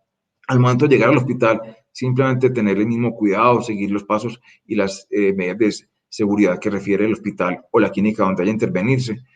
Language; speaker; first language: Spanish; native; Spanish